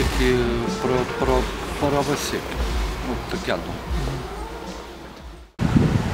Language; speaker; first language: Ukrainian; native; Ukrainian